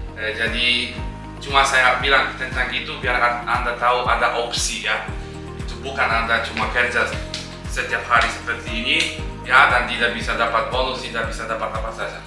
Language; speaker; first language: Indonesian; non-native, learner; Polish